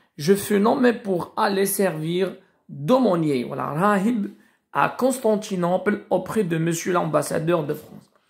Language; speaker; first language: French; non-native, local second language; Arabic